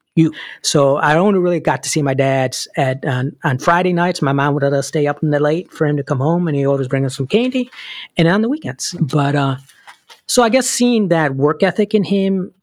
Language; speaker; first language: English; early bilingual, other home language; Spanish